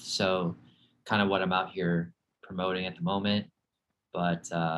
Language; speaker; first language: English; native; English